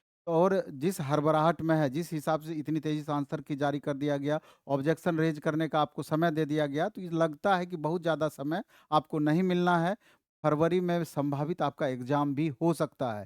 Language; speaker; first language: Hindi; native; Hindi